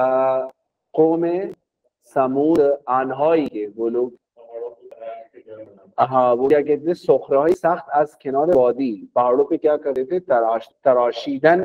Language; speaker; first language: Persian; non-native, fluent; Urdu